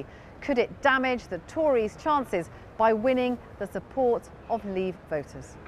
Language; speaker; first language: English; native; English